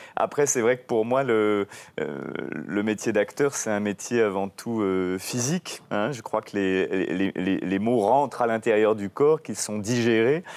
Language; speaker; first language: French; native; French